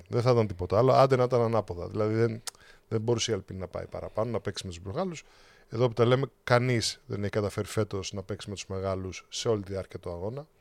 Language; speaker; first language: Greek; native; Greek